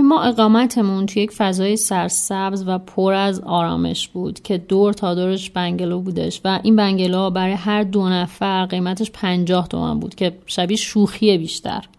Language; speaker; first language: Persian; native; Persian